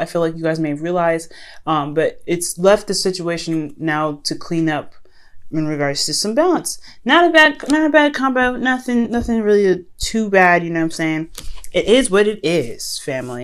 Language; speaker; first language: English; native; English